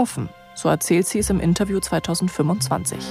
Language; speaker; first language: German; native; German